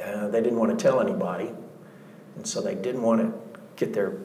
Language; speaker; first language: English; native; English